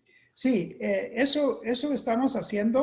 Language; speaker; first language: Spanish; non-native, fluent; English